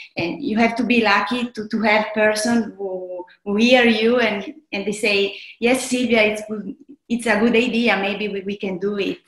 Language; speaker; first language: English; non-native, fluent; Italian